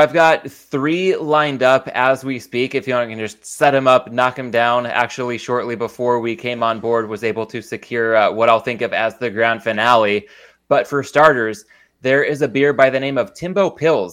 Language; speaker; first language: English; native; English